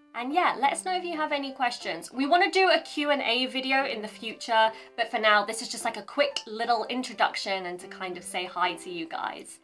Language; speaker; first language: English; native; English